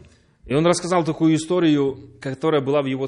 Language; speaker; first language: Polish; non-native, learner; Russian